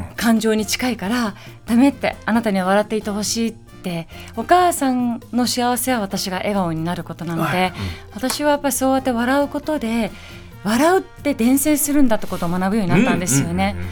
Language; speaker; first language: Japanese; early bilingual, other home language; Persian